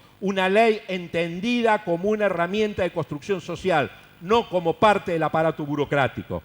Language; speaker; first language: Spanish; native; Spanish